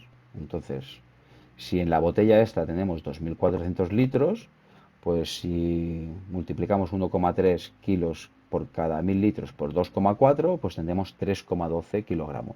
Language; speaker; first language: Spanish; native; Spanish